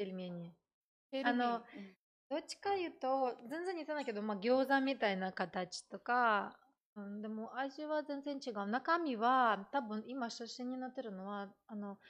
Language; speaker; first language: Japanese; non-native, fluent; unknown